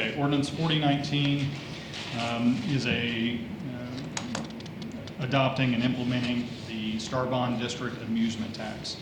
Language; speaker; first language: English; native; English